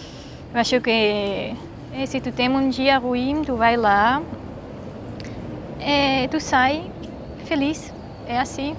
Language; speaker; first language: Portuguese; non-native, fluent; Swiss German